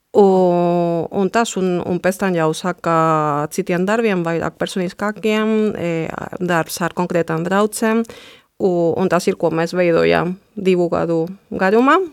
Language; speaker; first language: Latvian; non-native, fluent; Spanish